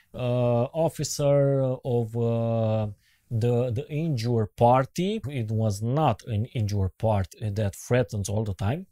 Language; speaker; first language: English; non-native, learner; Romanian